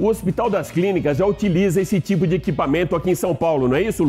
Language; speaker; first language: Portuguese; native; Portuguese